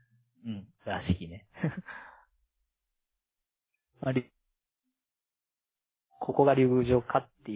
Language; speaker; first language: Japanese; native; Japanese